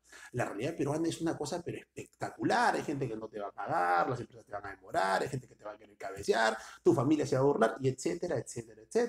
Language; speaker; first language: Spanish; native; Spanish